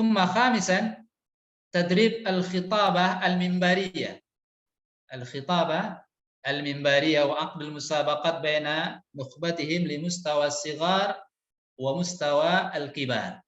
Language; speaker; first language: Arabic; non-native, fluent; Indonesian